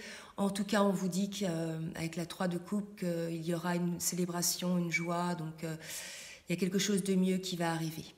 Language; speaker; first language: French; native; French